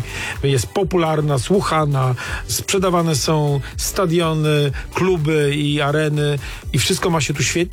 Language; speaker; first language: Polish; native; Polish